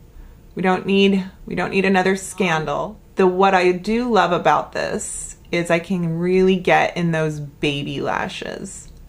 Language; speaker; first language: English; native; English